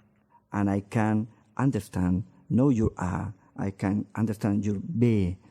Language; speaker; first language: English; non-native, learner; Spanish